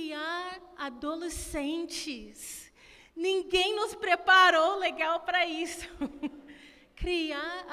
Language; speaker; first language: Portuguese; non-native, fluent; English